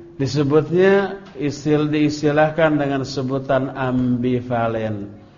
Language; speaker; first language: Indonesian; non-native, local second language; Sundanese